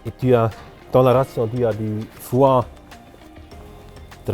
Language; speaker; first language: French; non-native, local second language; German